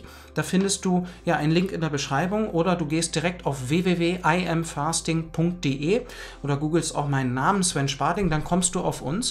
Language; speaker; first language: German; native; German